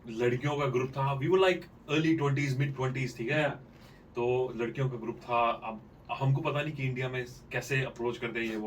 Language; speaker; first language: Hindi; native; Hindi